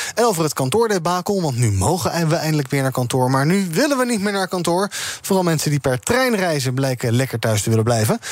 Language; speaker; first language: Dutch; native; Dutch